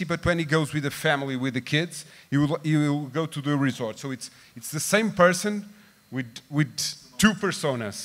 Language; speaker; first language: English; non-native, fluent; Portuguese